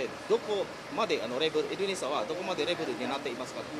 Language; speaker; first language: Japanese; non-native, learner; Indonesian